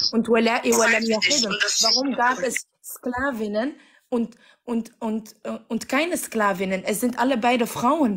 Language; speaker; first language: German; non-native, fluent; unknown